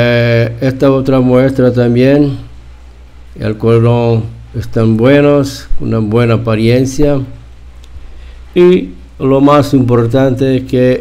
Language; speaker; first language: Spanish; non-native, fluent; Portuguese